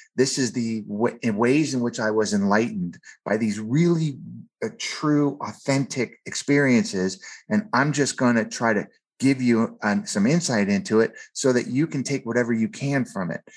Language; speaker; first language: English; native; English